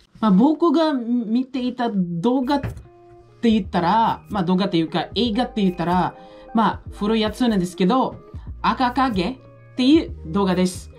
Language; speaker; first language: Japanese; non-native, fluent; Filipino